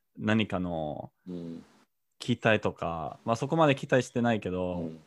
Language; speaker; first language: Japanese; non-native, fluent; English